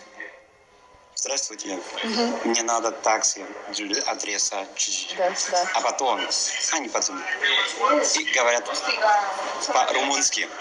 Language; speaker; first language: Russian; non-native, learner; English